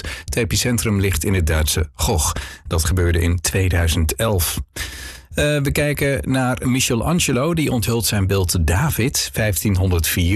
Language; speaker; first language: Dutch; native; Dutch